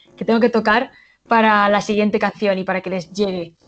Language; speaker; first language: Spanish; native; Spanish